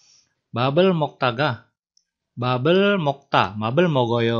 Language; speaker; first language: Korean; non-native, fluent; Indonesian